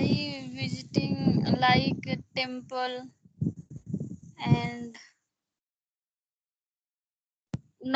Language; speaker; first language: English; non-native, learner; Hindi